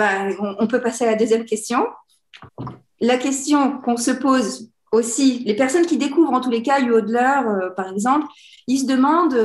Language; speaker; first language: French; native; French